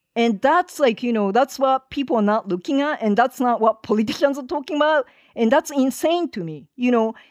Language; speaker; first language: English; non-native, fluent; Japanese